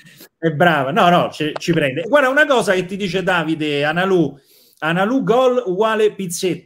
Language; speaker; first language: Italian; native; Italian